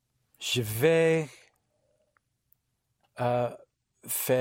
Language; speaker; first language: French; non-native, learner; English